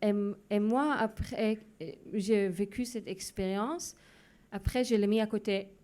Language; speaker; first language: French; non-native, fluent; Hebrew